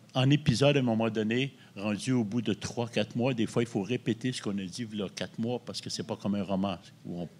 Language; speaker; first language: French; native; French